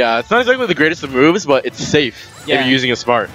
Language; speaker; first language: English; native; English